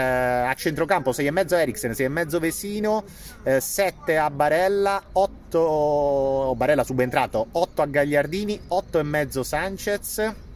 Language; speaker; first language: Italian; native; Italian